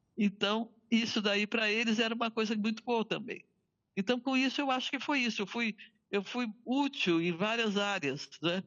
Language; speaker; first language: Portuguese; native; Portuguese